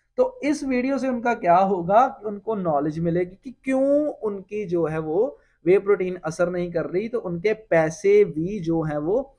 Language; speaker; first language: Hindi; non-native, local second language; Punjabi